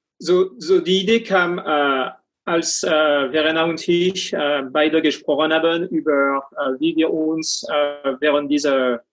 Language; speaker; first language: German; non-native, fluent; French